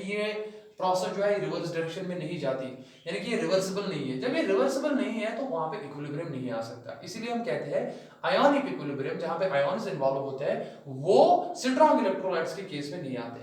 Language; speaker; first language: Hindi; non-native, local second language; Kashmiri